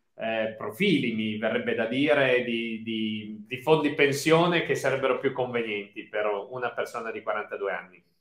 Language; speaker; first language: Italian; native; Italian